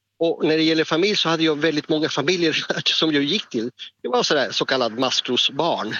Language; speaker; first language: Swedish; non-native, fluent; Spanish